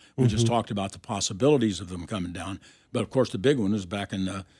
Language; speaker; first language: English; native; English